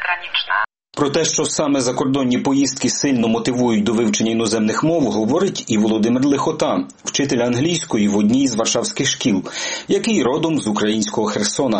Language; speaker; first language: Ukrainian; native; Ukrainian